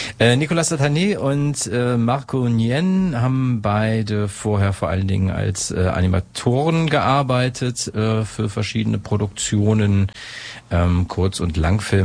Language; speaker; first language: German; native; German